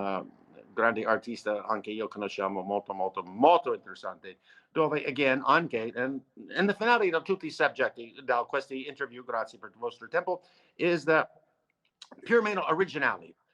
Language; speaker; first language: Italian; non-native, learner; English